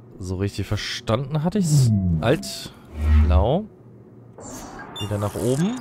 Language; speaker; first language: German; native; German